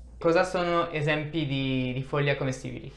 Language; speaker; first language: Italian; non-native, learner; English